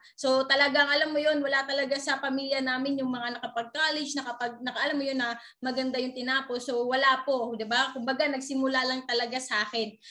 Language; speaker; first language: Filipino; non-native, local second language; Waray